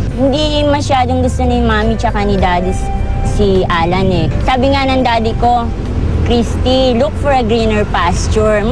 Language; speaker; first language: Filipino; native; Filipino